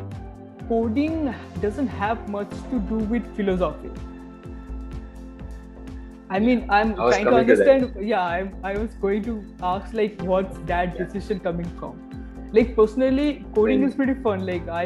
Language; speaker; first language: English; non-native, local second language; Bangla